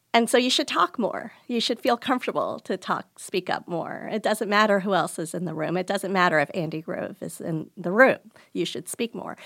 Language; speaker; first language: English; early bilingual, other home language; Gujarati